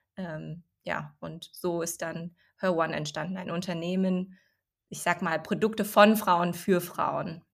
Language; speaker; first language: German; early bilingual, other home language; Chinese